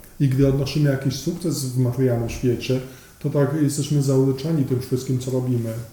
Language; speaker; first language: Polish; native; Polish